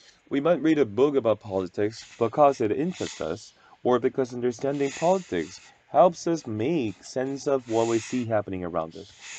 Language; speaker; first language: English; non-native, fluent; Korean